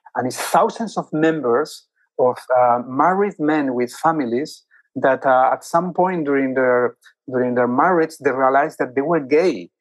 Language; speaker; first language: English; non-native, fluent; Spanish